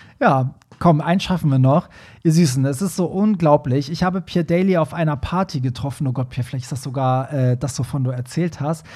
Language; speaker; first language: German; early bilingual, other home language; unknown